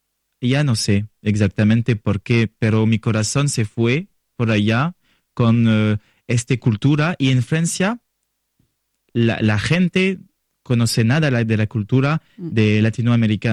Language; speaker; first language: Spanish; non-native, learner; French